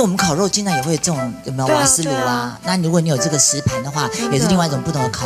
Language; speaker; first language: Chinese; native; Chinese